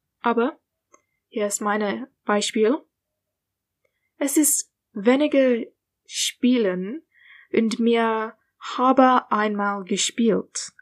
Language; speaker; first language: German; non-native, learner; English